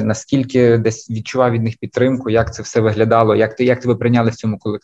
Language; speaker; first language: Ukrainian; native; Ukrainian